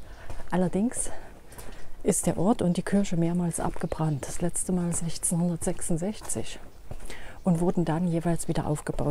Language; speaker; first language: German; native; German